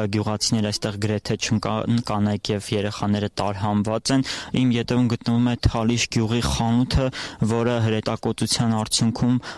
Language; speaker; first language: Armenian; native; Armenian